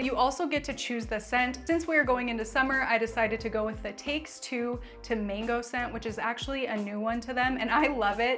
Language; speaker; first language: English; native; English